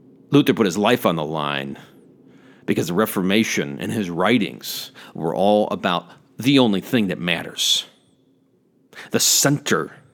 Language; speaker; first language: English; native; English